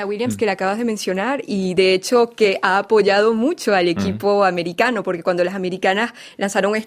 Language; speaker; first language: Spanish; native; Spanish